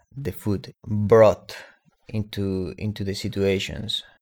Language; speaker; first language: English; non-native, fluent; Spanish